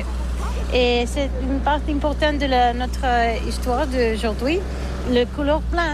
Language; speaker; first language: French; non-native, learner; Catalan